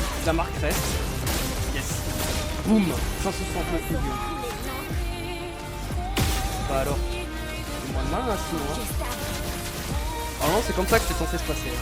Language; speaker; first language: French; native; French